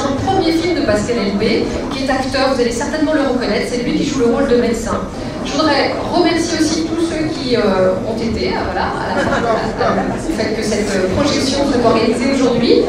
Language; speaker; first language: French; native; French